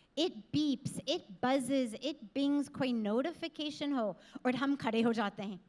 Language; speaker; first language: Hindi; non-native, fluent; English